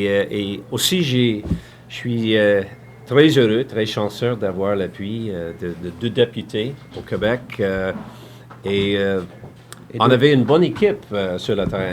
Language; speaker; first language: French; non-native, learner; English